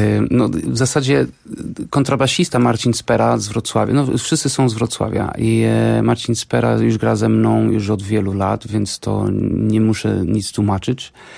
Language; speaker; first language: Polish; non-native, fluent; Portuguese